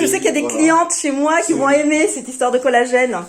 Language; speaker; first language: French; native; French